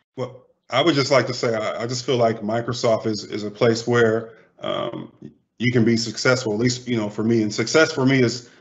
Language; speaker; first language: English; native; English